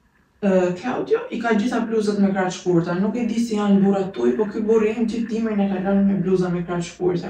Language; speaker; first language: Albanian; native; Albanian